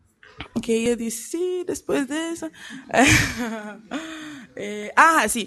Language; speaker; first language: Portuguese; early bilingual, heritage; Portuguese